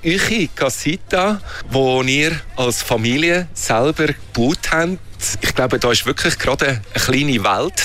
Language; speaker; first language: German; native; German